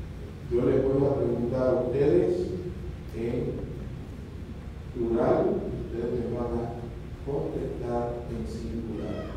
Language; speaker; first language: Spanish; native; Spanish